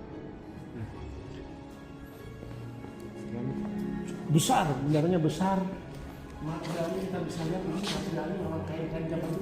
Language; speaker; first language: Indonesian; native; Indonesian